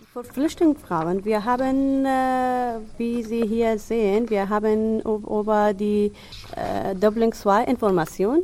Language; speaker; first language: German; non-native, learner; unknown